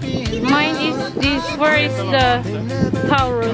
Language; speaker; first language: English; non-native, local second language; Filipino